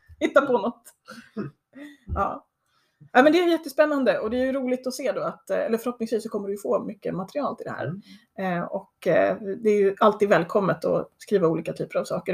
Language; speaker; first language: Swedish; native; Swedish